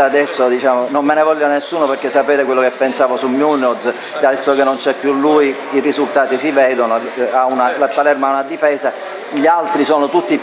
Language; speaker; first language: Italian; native; Italian